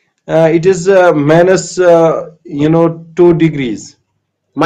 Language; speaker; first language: English; non-native, local second language; Kashmiri